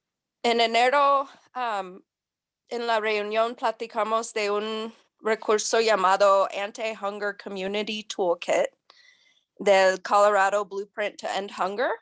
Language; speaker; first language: Spanish; non-native, learner; English